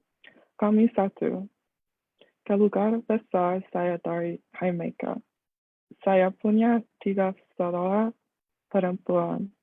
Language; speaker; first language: Indonesian; non-native, learner; English